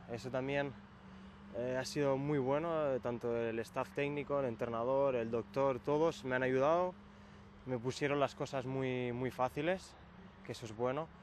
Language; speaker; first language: Spanish; native; Spanish